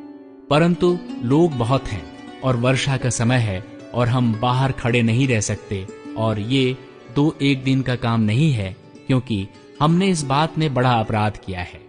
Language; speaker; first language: Hindi; native; Hindi